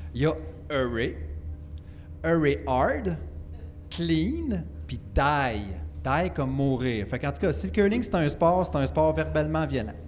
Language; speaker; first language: French; native; French